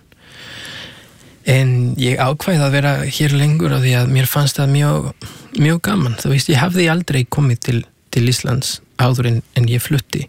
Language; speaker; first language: Icelandic; non-native, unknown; Spanish